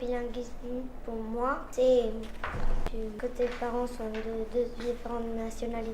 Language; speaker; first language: French; non-native, fluent; Spanish